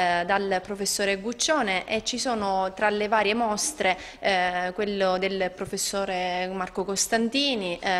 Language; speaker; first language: Italian; native; Italian